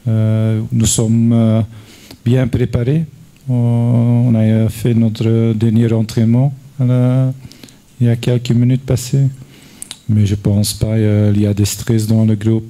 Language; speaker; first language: French; non-native, learner; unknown